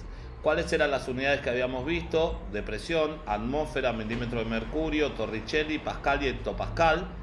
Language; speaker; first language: Spanish; native; Spanish